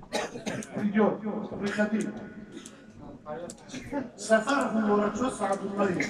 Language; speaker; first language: Russian; non-native, learner; Tajik